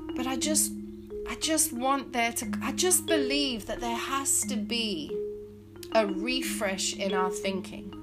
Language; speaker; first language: English; native; English